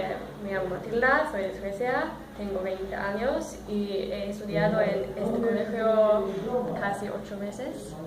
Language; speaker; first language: Spanish; non-native, learner; Swedish